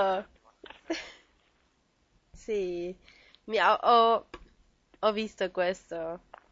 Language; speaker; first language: Italian; non-native, learner; Spanish